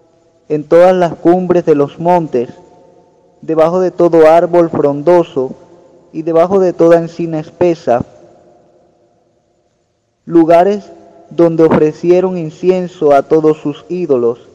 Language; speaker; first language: Spanish; native; Spanish